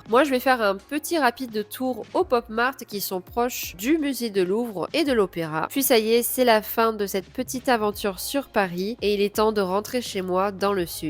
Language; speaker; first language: French; native; French